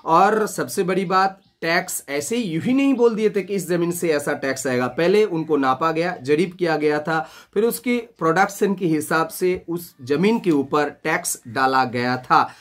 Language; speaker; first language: Hindi; non-native, local second language; Bangla